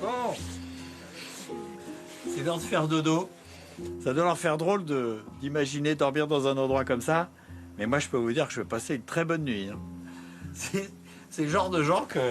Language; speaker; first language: French; native; French